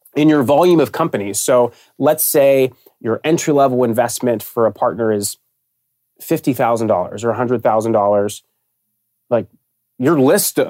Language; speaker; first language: English; native; English